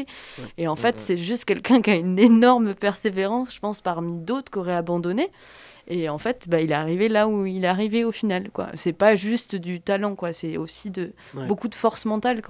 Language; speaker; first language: French; native; French